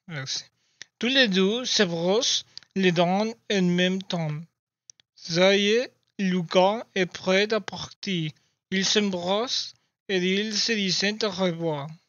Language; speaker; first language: French; non-native, learner; Spanish